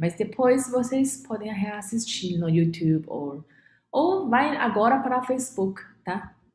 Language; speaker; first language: Portuguese; non-native, fluent; Chinese